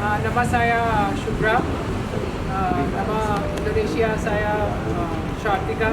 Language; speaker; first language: Indonesian; non-native, learner; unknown